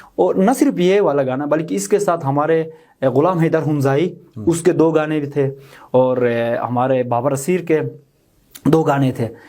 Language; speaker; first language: Urdu; non-native, local second language; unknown